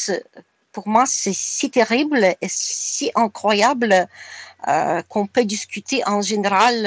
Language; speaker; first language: French; non-native, fluent; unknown